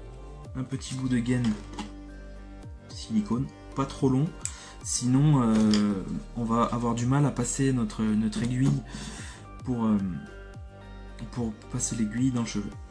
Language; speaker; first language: French; native; French